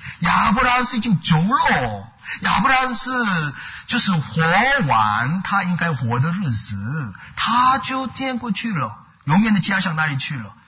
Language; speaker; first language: Chinese; non-native, fluent; Korean